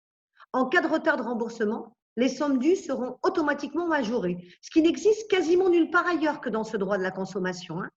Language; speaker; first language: French; native; French